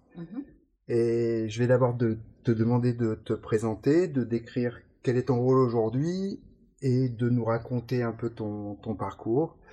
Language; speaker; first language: French; native; French